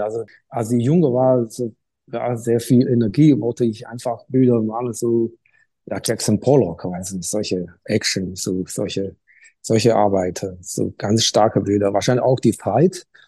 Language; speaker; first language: German; non-native, fluent; Chinese